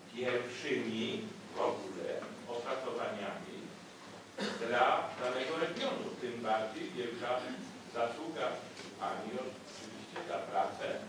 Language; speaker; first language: Polish; native; Polish